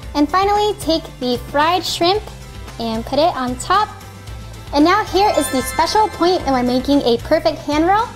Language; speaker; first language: English; early bilingual, other home language; Japanese